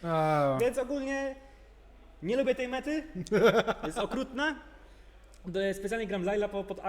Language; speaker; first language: Polish; native; Polish